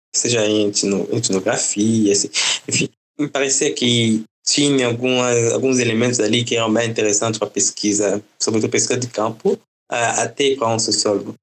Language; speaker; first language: Portuguese; non-native, fluent; French